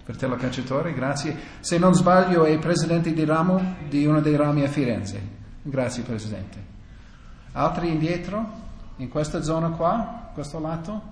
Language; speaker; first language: Italian; non-native, fluent; English